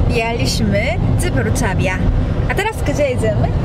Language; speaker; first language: Polish; non-native, learner; Korean